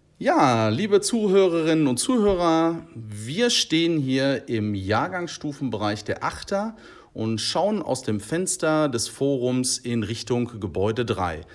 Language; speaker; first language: German; native; German